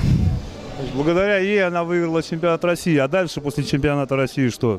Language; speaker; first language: Russian; native; Russian